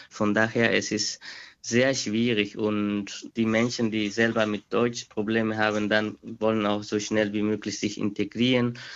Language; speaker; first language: German; non-native, fluent; Quechua